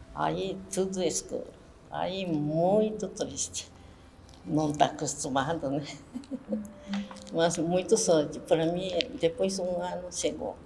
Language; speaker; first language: Portuguese; early bilingual, other home language; Japanese